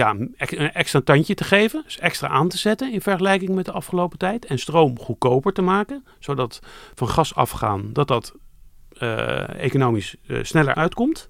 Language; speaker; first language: Dutch; native; Dutch